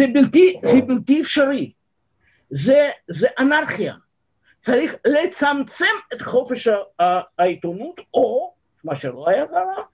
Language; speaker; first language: Hebrew; non-native, fluent; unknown